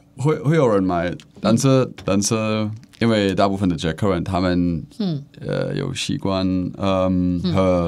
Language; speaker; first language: Chinese; non-native, learner; Czech